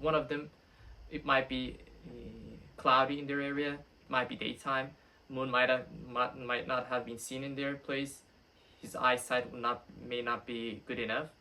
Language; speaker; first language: English; non-native, fluent; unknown